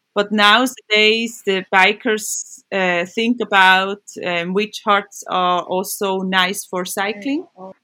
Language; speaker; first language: English; non-native, fluent; Swiss German